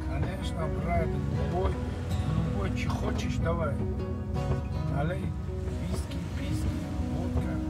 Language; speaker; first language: Russian; non-native, local second language; Tajik